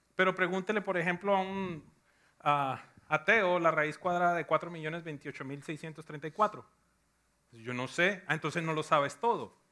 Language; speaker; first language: Spanish; native; Spanish